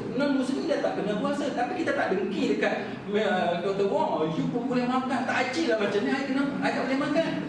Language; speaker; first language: Malay; native; Malay